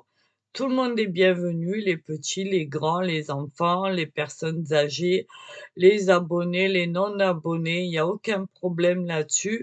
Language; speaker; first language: French; native; French